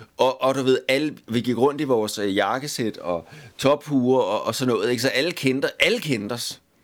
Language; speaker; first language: Danish; native; Danish